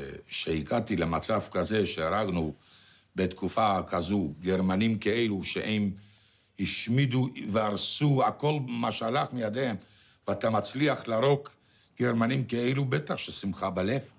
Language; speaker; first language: Hebrew; non-native, fluent; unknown